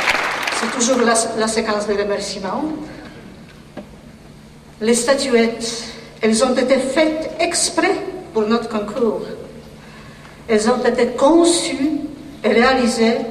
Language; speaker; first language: French; non-native, fluent; Polish